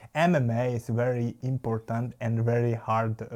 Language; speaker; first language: English; non-native, learner; Slovak